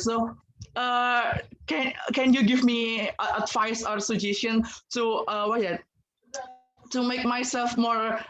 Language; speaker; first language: English; non-native, learner; Indonesian